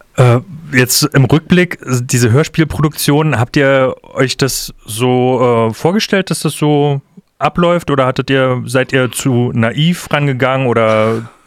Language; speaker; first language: German; native; German